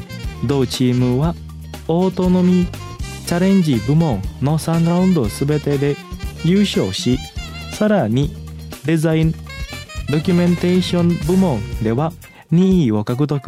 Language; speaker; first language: Japanese; non-native, fluent; Indonesian